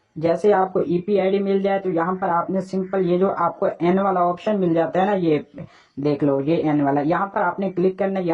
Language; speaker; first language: Urdu; non-native, local second language; Punjabi